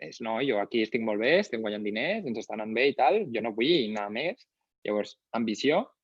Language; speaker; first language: Catalan; non-native, local second language; Spanish